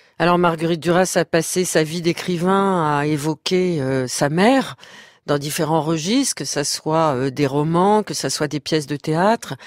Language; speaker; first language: French; native; French